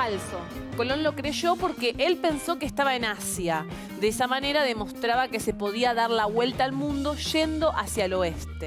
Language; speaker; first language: Spanish; native; Spanish